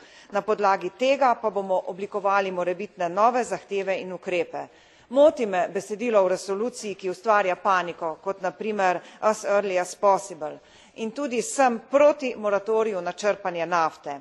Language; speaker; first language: Slovenian; native; Slovenian